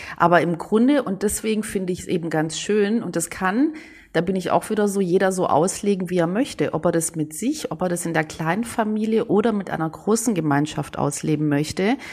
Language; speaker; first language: German; early bilingual, other home language; Greek